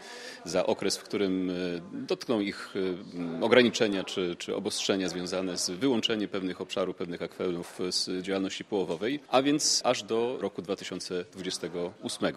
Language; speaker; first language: Polish; native; Polish